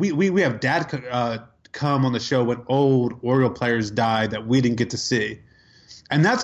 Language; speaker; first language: English; native; English